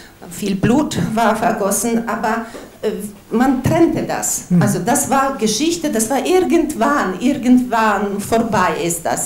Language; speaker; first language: German; non-native, fluent; Ukrainian